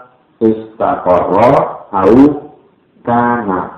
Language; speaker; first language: Arabic; non-native, fluent; Indonesian